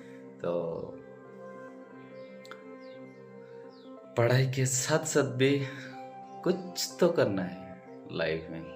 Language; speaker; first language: Hindi; non-native, local second language; Odia